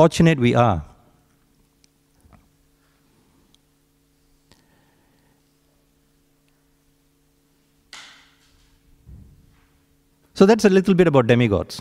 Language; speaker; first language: English; non-native, local second language; Tamil